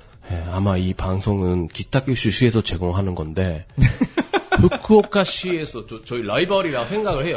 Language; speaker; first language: Korean; non-native, fluent; Japanese